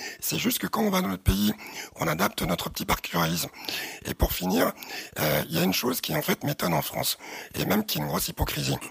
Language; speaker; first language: French; early bilingual, other home language; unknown